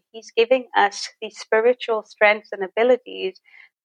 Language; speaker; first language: English; native; English